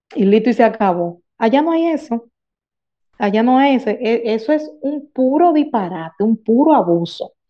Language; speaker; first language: Spanish; native; Spanish